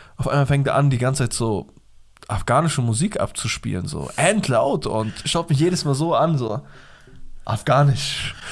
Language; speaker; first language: German; early bilingual, other home language; Persian